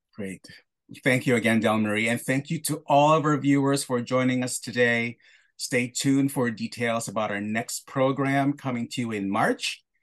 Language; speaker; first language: English; non-native, local second language; Filipino